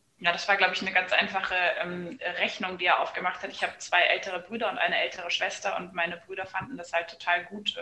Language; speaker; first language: German; native; German